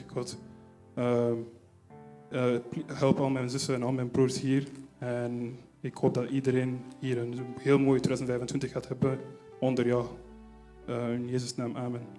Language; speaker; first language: Dutch; non-native, local second language; French